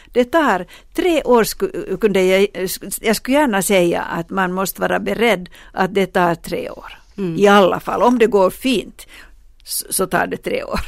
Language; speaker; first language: Swedish; non-native, local second language; Finnish